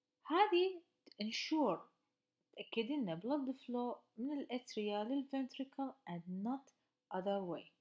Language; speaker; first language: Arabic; native; Arabic